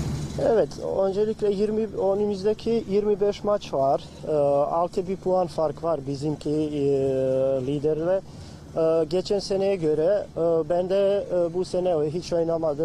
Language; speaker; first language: Turkish; non-native, learner; Bosnian